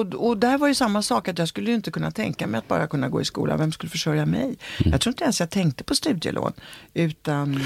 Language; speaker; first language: Swedish; early bilingual, other home language; Italian